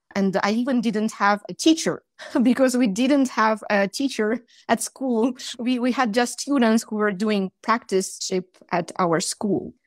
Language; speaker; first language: English; non-native, fluent; Russian